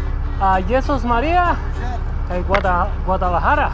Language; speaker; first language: Spanish; non-native, learner; English